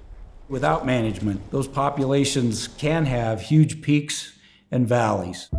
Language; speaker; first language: English; native; English